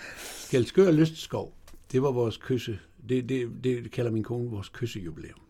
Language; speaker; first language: Danish; native; Danish